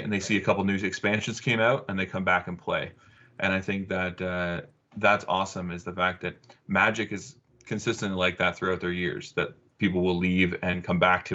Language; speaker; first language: English; native; English